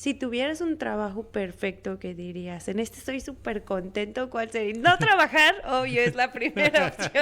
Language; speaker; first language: Spanish; native; Spanish